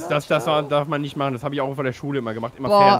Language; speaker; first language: German; native; German